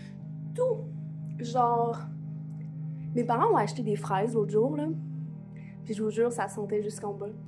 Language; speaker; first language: French; native; French